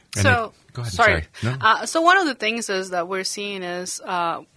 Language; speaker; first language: English; non-native, fluent; Spanish